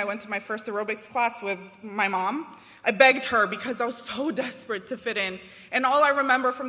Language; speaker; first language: English; non-native, fluent; Romanian